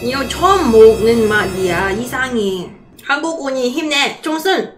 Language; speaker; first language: Korean; non-native, learner; Cantonese